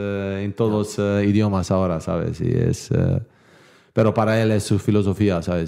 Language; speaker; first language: Spanish; non-native, learner; Bosnian